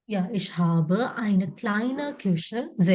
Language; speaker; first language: German; non-native, fluent; Malayalam